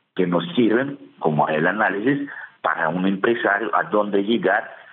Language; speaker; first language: Spanish; non-native, fluent; Russian